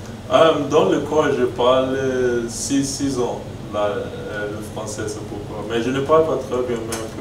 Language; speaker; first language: French; non-native, learner; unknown